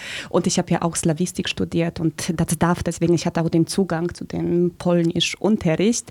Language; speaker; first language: German; early bilingual, other home language; Polish